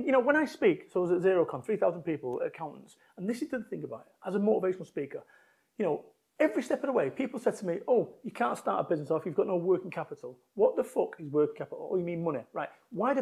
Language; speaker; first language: English; native; English